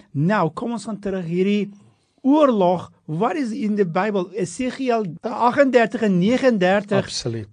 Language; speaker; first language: Afrikaans; non-native, fluent; Turkish